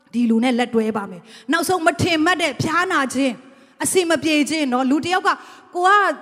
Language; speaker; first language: Burmese; non-native, local second language; Tedim Chin